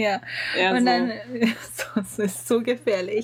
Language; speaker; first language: German; non-native, learner; Japanese